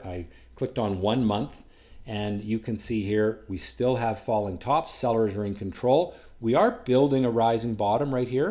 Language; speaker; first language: English; native; English